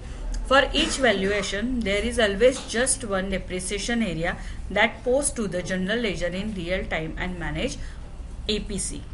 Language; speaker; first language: English; non-native, local second language; Hindi